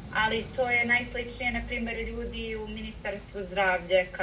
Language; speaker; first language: Serbian; early bilingual, heritage; Serbian